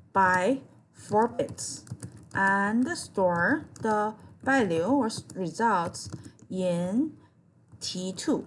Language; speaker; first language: English; non-native, fluent; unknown